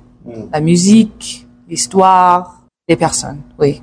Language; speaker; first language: French; non-native, learner; English